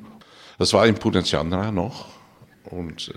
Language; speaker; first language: German; non-native, learner; Dutch